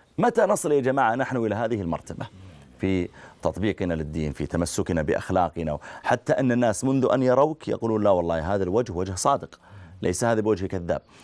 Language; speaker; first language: Arabic; native; Arabic